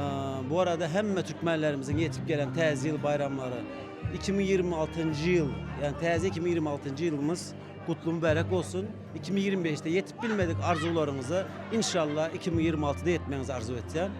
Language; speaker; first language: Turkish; non-native, learner; Turkmen